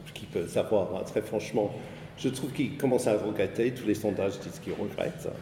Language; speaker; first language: French; non-native, fluent; English